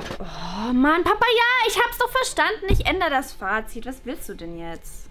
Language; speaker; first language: German; native; German